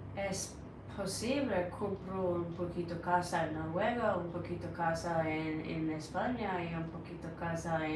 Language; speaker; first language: Spanish; non-native, learner; Norwegian